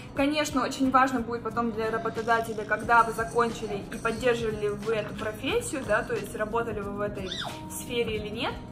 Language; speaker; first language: Russian; native; Russian